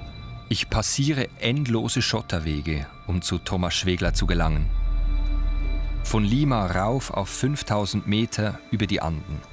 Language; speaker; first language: German; native; German